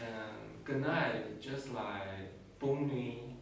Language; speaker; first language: English; non-native, learner; Chinese